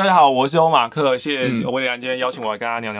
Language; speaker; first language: Chinese; native; Chinese